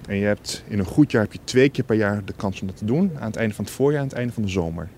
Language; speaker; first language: Dutch; native; Dutch